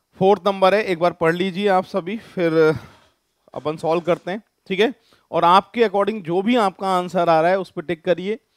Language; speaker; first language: Hindi; native; Hindi